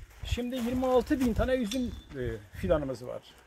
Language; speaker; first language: Turkish; non-native, local second language; Kurdish